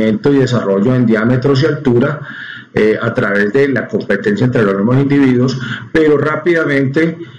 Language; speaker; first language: Spanish; native; Spanish